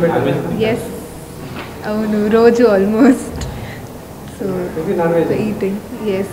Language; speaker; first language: Telugu; non-native, fluent; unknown